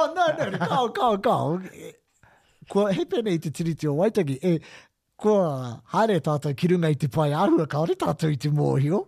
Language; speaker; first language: Māori; non-native, local second language; English